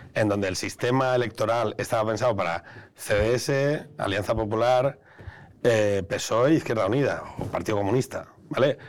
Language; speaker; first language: Spanish; native; Spanish